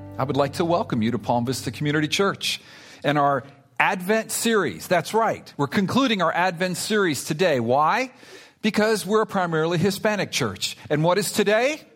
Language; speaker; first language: English; early bilingual, other home language; Spanish